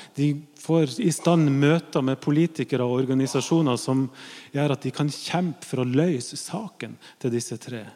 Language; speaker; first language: Norwegian; native; Norwegian